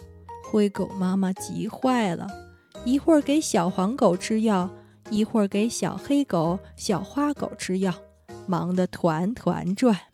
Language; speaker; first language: Chinese; native; Chinese